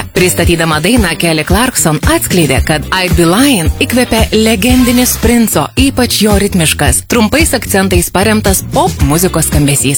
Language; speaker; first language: Lithuanian; native; Lithuanian